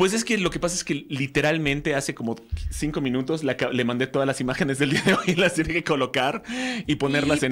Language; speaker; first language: Spanish; native; Spanish